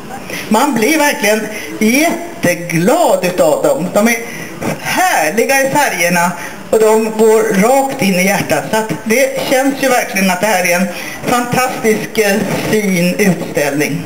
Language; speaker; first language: Swedish; native; Swedish